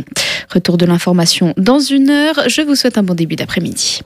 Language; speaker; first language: French; native; French